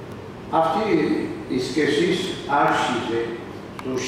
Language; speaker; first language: Greek; non-native, learner; French